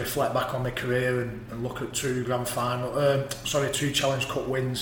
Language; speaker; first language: English; native; English